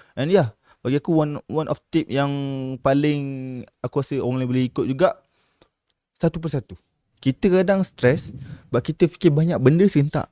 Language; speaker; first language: Malay; native; Malay